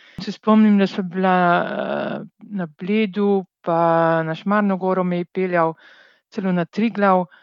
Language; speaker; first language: Slovenian; non-native, fluent; Dutch